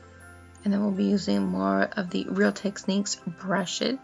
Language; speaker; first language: English; native; English